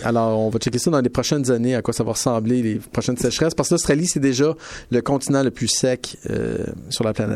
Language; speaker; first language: French; native; French